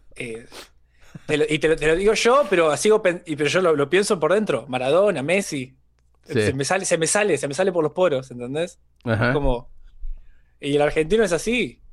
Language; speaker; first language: Spanish; native; Spanish